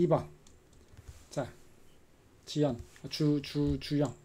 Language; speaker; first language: Korean; native; Korean